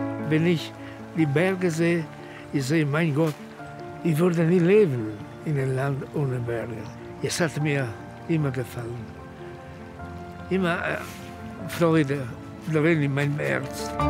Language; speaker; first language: German; non-native, fluent; Italian